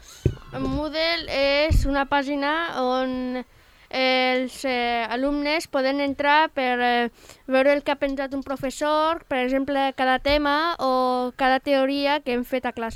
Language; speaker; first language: Catalan; non-native, local second language; Spanish